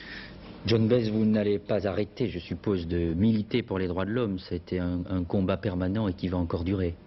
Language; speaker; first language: French; native; French